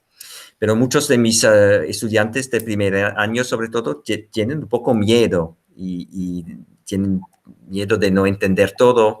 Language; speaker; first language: Spanish; non-native, fluent; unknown